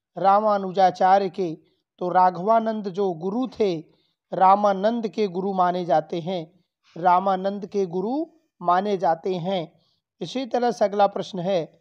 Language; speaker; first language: Hindi; native; Hindi